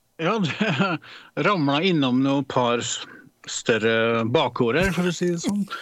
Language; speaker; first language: Norwegian; early bilingual, other home language; Polish